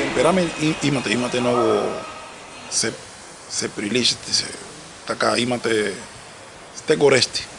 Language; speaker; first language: Bulgarian; non-native, learner; Spanish